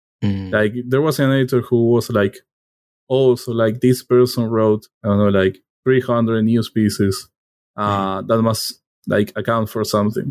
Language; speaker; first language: English; non-native, fluent; Spanish